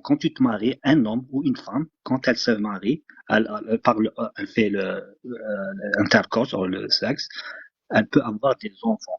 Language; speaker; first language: French; non-native, local second language; Arabic